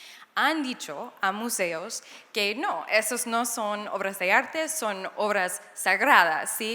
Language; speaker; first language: Spanish; non-native, fluent; English